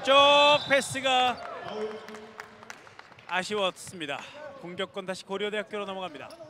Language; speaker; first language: Korean; native; Korean